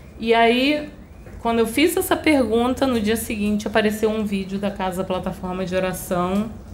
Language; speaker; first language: Portuguese; early bilingual, other home language; Spanish